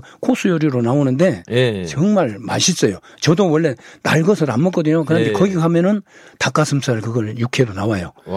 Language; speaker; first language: Korean; native; Korean